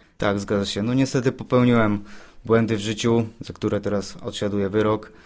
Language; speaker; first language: Polish; native; Polish